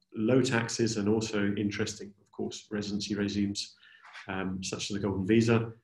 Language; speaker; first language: English; native; English